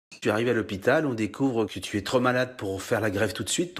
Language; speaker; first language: French; native; French